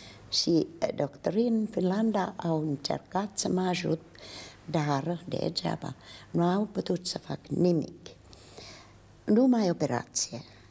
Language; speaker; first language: Romanian; non-native, learner; Finnish